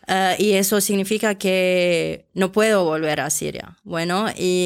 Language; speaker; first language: Spanish; non-native, fluent; Arabic